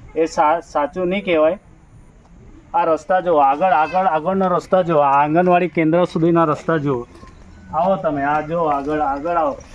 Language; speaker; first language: Gujarati; non-native, local second language; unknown